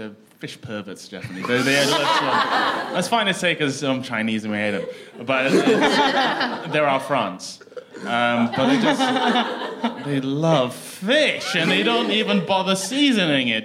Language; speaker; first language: English; native; English